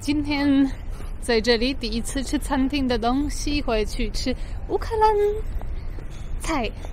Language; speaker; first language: Chinese; non-native, fluent; Polish